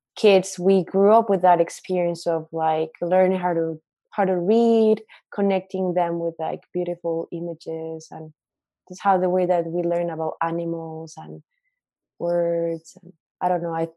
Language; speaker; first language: English; non-native, fluent; Spanish